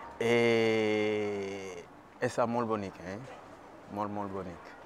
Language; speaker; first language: Catalan; non-native, learner; French